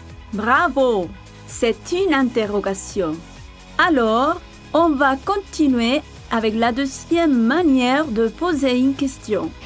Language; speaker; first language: French; non-native, fluent; Spanish